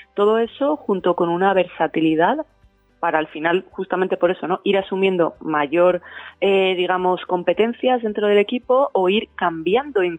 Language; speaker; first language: Spanish; native; Spanish